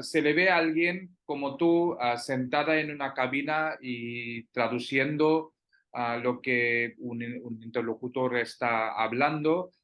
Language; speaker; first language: Spanish; non-native, fluent; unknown